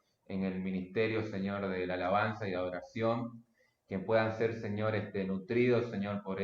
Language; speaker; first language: Spanish; native; Spanish